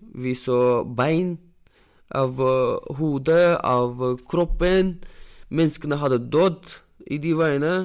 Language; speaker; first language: Norwegian; non-native, fluent; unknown